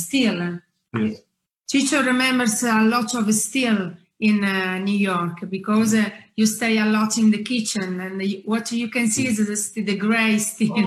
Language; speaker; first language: English; non-native, fluent; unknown